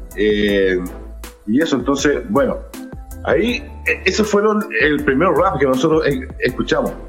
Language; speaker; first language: Spanish; native; Spanish